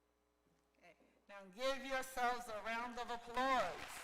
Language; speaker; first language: English; native; English